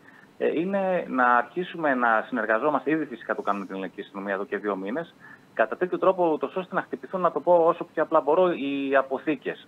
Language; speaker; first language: Greek; native; Greek